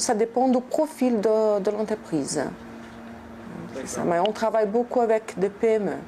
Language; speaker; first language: French; non-native, fluent; Portuguese